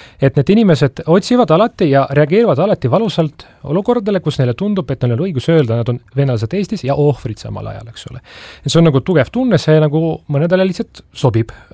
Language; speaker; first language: Estonian; non-native, local second language; Russian